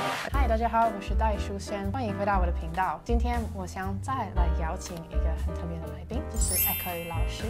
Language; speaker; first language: Chinese; non-native, fluent; English